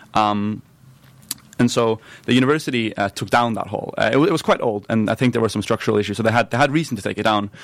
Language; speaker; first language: English; non-native, fluent; Norwegian